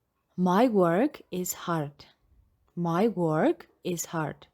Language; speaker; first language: English; non-native, fluent; Amharic